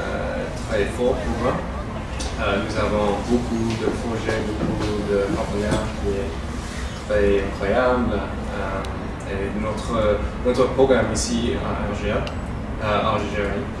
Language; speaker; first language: French; non-native, learner; English